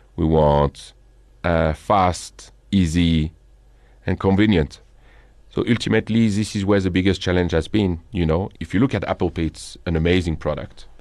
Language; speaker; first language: English; non-native, fluent; French